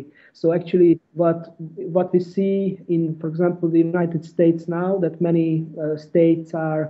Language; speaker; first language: English; non-native, fluent; Hungarian